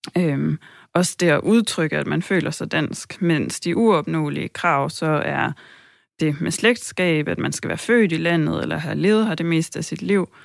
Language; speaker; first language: Danish; native; Danish